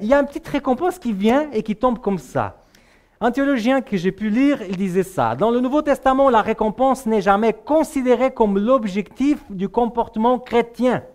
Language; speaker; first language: French; native; French